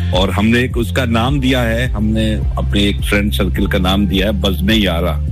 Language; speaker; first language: Hindi; native; Hindi